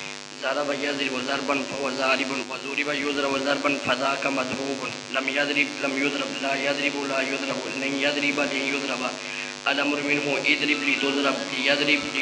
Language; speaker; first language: Arabic; non-native, learner; Urdu